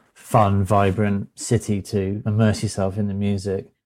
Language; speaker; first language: English; native; English